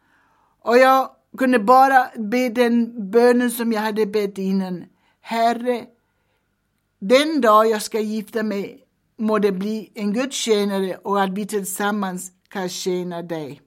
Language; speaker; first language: Swedish; early bilingual, heritage; Swedish